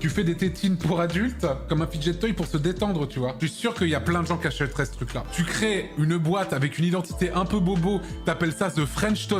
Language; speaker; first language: French; native; French